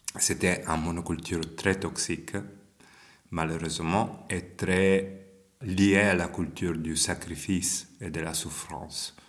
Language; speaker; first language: French; non-native, fluent; Italian